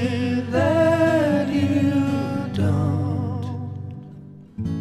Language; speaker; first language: English; native; English